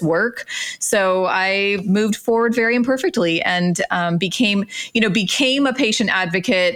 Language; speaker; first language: English; native; English